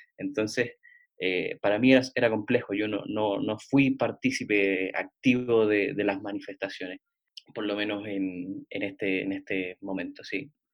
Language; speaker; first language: Spanish; native; Spanish